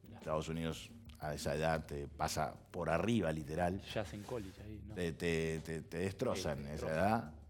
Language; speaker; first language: Spanish; native; Spanish